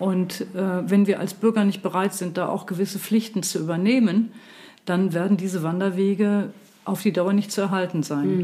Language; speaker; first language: German; native; German